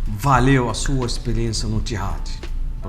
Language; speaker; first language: Portuguese; non-native, fluent; Arabic